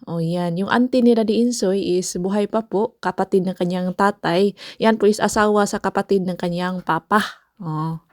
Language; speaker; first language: Filipino; non-native, local second language; Cebuano